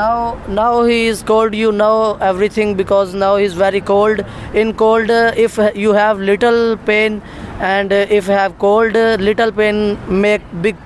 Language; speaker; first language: English; non-native, learner; Punjabi